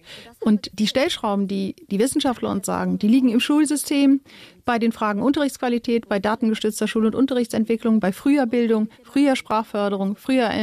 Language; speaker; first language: German; native; German